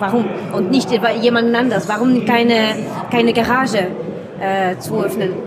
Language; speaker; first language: German; non-native, learner; French